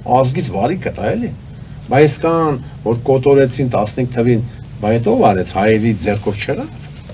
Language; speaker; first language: Armenian; native; Armenian